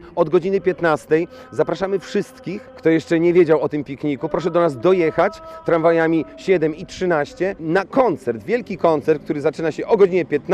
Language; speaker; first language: Polish; native; Polish